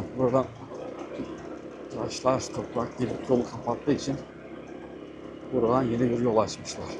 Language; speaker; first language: Turkish; native; Turkish